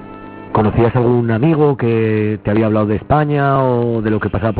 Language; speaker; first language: Spanish; native; Spanish